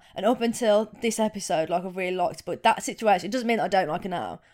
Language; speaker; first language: English; native; English